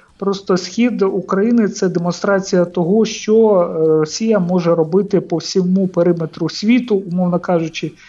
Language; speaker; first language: Ukrainian; native; Ukrainian